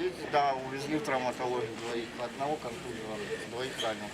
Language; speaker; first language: Russian; native; Russian